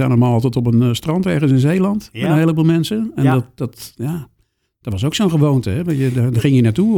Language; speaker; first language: Dutch; native; Dutch